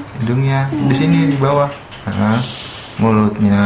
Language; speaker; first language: Indonesian; native; Indonesian